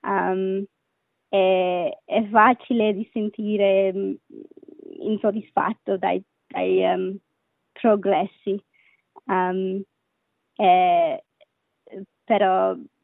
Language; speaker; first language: Italian; non-native, learner; Sinhala